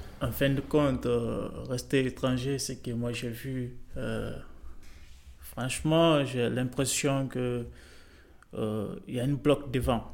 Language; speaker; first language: French; non-native, learner; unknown